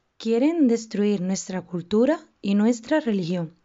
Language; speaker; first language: Spanish; native; Spanish